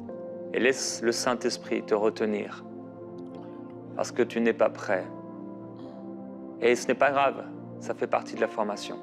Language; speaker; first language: French; native; French